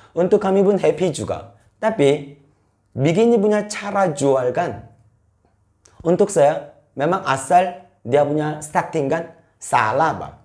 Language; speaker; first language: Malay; non-native, fluent; Korean